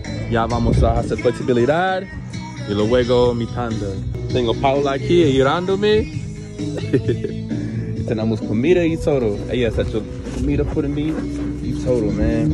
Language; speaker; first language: Spanish; non-native, learner; English